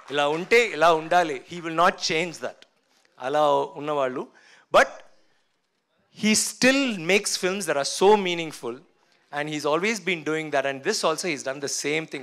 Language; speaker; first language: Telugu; non-native, learner; Tamil